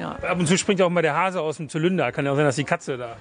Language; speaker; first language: German; native; German